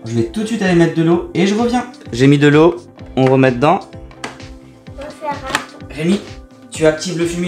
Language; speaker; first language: French; native; French